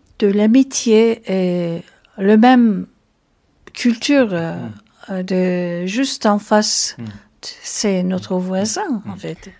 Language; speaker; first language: French; non-native, fluent; Turkish